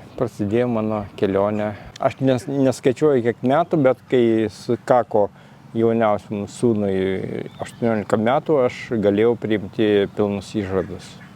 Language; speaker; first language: Lithuanian; native; Lithuanian